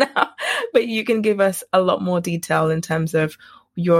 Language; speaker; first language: English; native; English